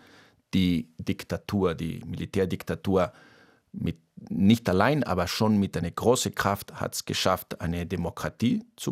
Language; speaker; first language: German; non-native, fluent; Portuguese